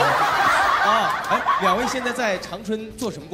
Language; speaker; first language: Chinese; native; Chinese